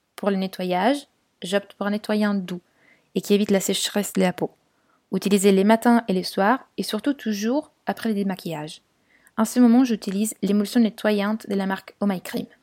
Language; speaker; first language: French; non-native, fluent; Italian